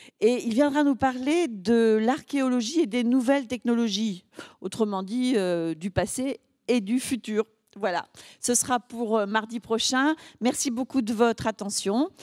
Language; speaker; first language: French; native; French